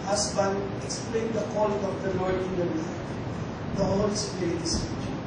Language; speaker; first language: English; non-native, local second language; Filipino